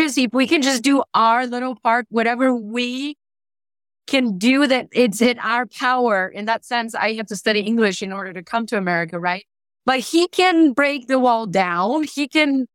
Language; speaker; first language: English; non-native, fluent; Bulgarian